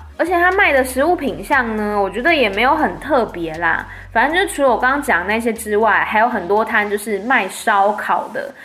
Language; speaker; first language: Chinese; native; Chinese